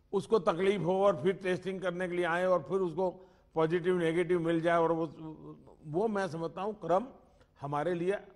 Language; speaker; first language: Hindi; non-native, local second language; Gujarati